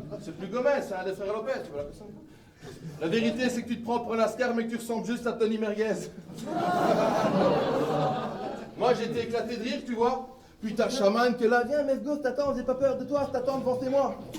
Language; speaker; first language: French; native; French